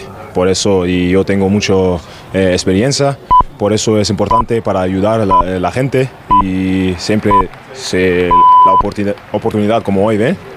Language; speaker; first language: Spanish; non-native, learner; German